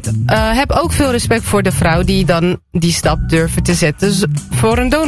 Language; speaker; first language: Dutch; native; Dutch